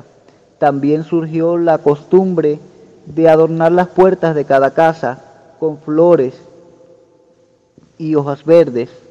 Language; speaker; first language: Spanish; native; Spanish